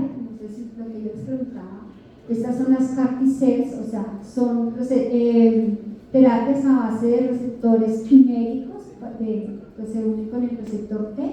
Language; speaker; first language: Spanish; native; Spanish